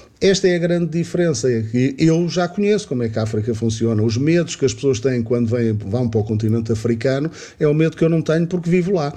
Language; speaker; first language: Portuguese; native; Portuguese